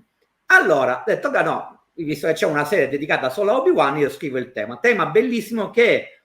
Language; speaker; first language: Italian; native; Italian